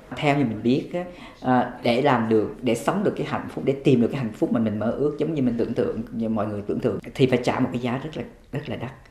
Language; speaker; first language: Vietnamese; native; Vietnamese